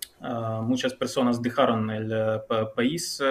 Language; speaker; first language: Spanish; non-native, fluent; Ukrainian